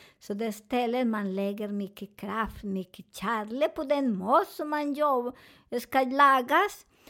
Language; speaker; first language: Swedish; non-native, learner; Spanish